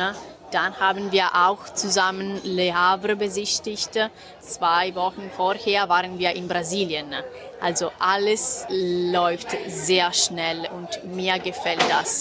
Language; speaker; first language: German; non-native, fluent; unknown